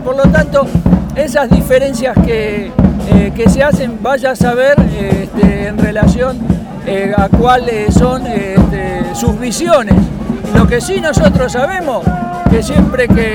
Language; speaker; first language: Spanish; native; Spanish